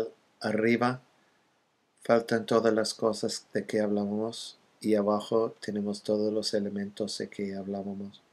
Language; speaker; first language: Spanish; non-native, fluent; English